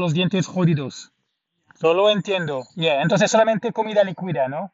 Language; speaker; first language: Spanish; non-native, learner; English